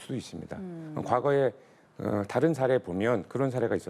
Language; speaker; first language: Korean; native; Korean